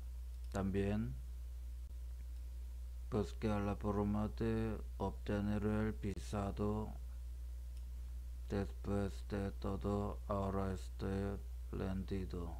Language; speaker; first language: Spanish; non-native, learner; Korean